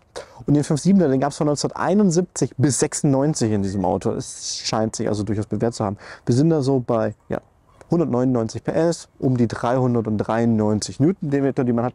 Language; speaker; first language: German; native; German